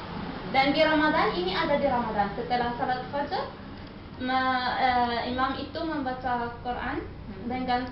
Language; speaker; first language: Indonesian; non-native, learner; Arabic